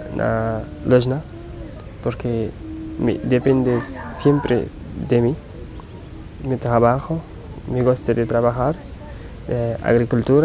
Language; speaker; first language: Spanish; non-native, learner; Portuguese